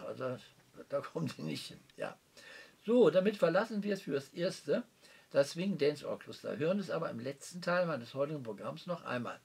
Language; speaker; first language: German; native; German